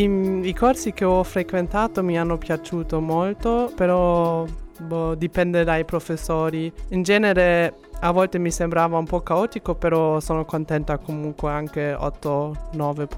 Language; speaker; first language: Italian; non-native, fluent; German